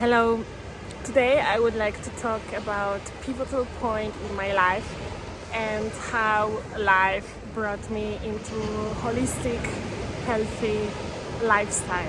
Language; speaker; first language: English; non-native, fluent; Polish